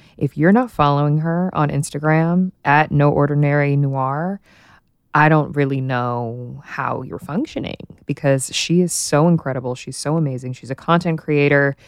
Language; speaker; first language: English; native; English